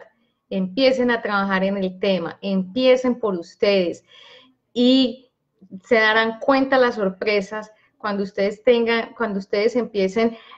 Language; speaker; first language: Spanish; native; Spanish